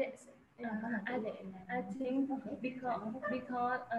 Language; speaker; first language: English; non-native, learner; Vietnamese